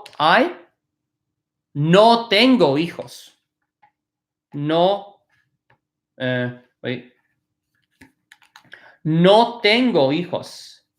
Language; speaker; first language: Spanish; non-native, fluent; English